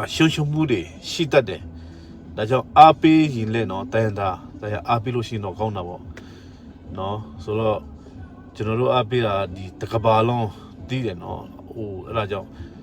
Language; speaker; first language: Burmese; non-native, local second language; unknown